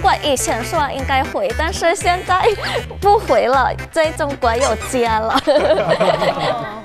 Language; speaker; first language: Chinese; non-native, fluent; Thai